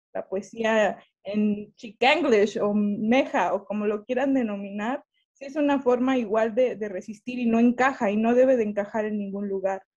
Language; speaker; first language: Spanish; early bilingual, heritage; Spanish